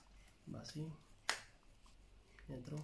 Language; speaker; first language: Spanish; native; Spanish